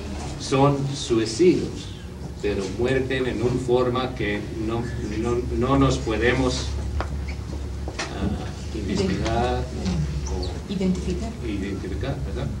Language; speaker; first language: Spanish; non-native, learner; English